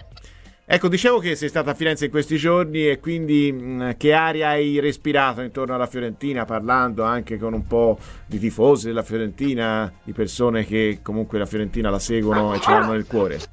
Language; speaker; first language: Italian; native; Italian